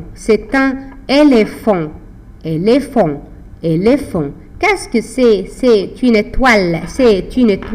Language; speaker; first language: French; non-native, fluent; Arabic